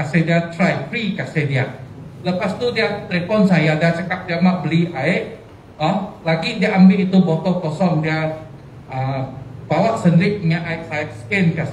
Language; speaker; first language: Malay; non-native, local second language; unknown